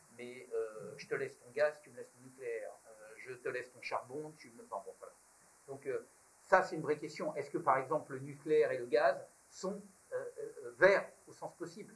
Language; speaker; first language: French; native; French